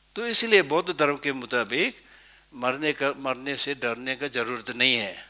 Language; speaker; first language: Hindi; non-native, fluent; Tibetan